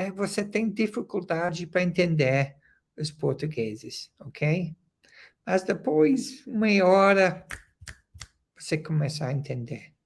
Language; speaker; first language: Portuguese; non-native, learner; English